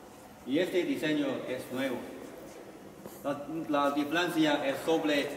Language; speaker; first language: Spanish; non-native, learner; Chinese